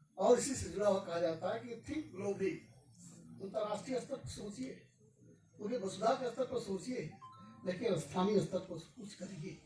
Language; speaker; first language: Hindi; native; Hindi